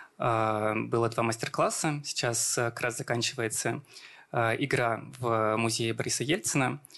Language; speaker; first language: Russian; native; Russian